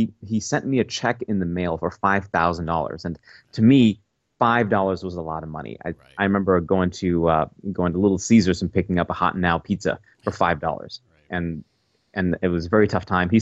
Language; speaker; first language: English; native; English